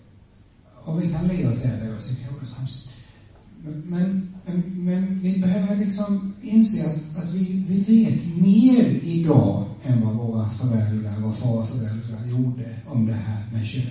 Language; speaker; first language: Swedish; native; Swedish